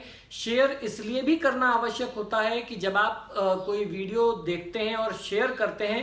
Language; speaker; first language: Hindi; native; Hindi